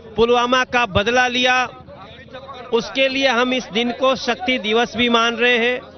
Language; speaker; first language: Hindi; native; Hindi